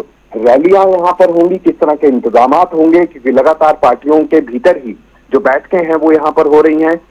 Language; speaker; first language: Hindi; native; Hindi